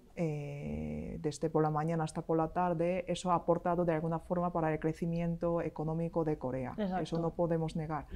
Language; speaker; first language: Spanish; non-native, fluent; Korean